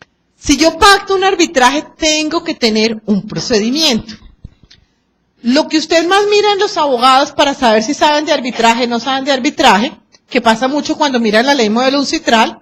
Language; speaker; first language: Spanish; native; Spanish